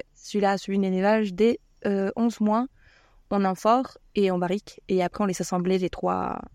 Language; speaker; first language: French; non-native, fluent; Spanish